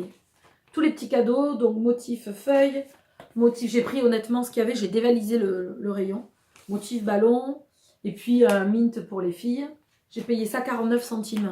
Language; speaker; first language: French; native; French